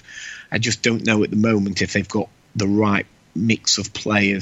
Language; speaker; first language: English; native; English